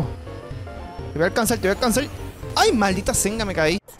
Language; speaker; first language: Spanish; native; Spanish